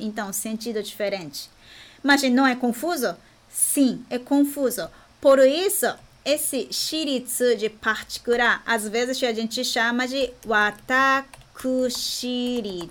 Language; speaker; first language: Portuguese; non-native, fluent; Japanese